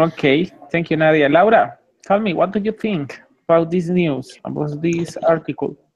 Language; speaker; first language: English; non-native, fluent; Spanish